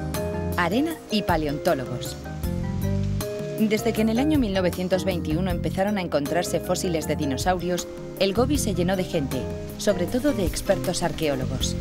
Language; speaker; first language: Spanish; native; Spanish